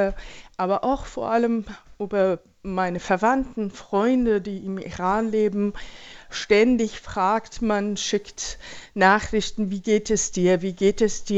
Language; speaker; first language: German; non-native, fluent; Persian